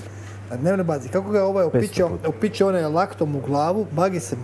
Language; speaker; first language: Croatian; native; Croatian